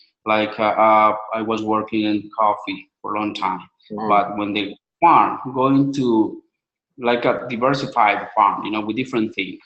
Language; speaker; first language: English; non-native, learner; Spanish